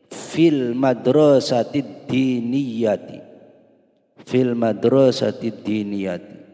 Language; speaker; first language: Arabic; non-native, fluent; Indonesian